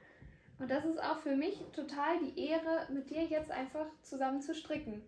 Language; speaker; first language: German; native; German